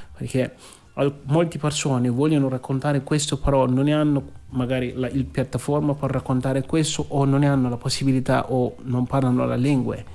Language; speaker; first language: Italian; non-native, learner; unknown